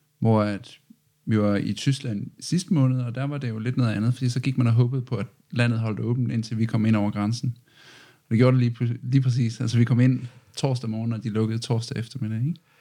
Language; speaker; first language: Danish; native; Danish